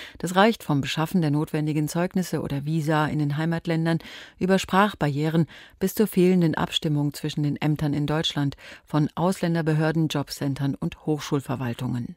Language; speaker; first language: German; native; German